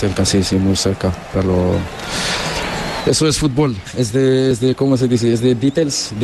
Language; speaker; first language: Spanish; non-native, learner; Portuguese